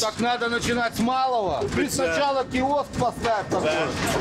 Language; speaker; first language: Russian; native; Russian